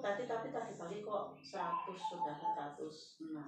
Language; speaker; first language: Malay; non-native, local second language; Javanese